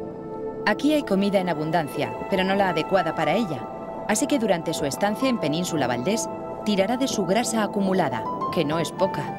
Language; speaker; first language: Spanish; native; Spanish